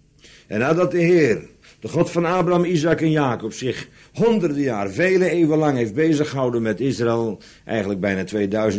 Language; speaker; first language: Dutch; native; Dutch